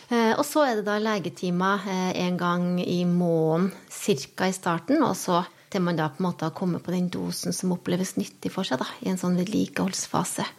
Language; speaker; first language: Norwegian; native; Norwegian